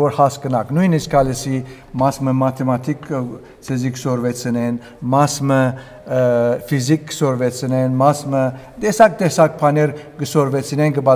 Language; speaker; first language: Armenian; early bilingual, heritage; Armenian